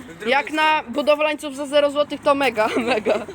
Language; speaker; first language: Polish; native; Polish